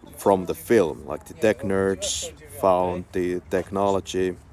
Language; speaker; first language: English; non-native, fluent; Finnish